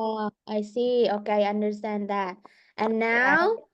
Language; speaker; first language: English; non-native, fluent; Indonesian